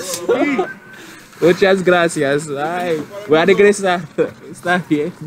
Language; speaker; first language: Spanish; non-native, learner; Haitian Creole